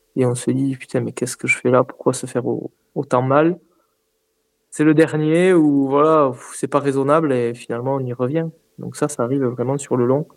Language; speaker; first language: French; native; French